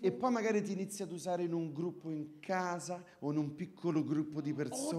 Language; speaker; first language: Italian; native; Italian